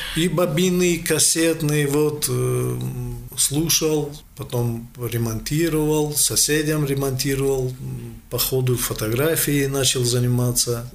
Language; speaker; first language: Russian; non-native, local second language; Tajik